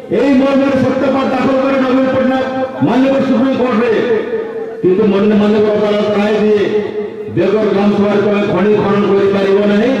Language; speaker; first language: Odia; non-native, local second language; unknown